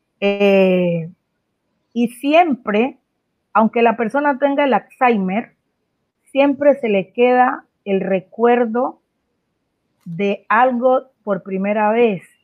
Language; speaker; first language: Spanish; native; Spanish